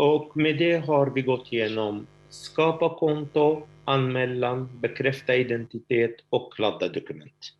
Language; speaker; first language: Swedish; non-native, fluent; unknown